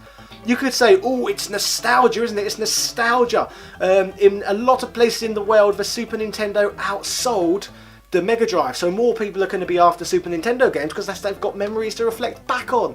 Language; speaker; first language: English; native; English